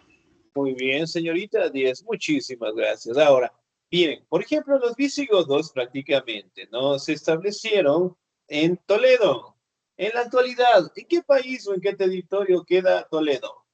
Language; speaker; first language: Spanish; native; Spanish